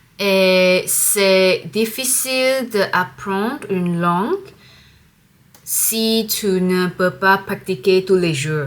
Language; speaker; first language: French; non-native, learner; English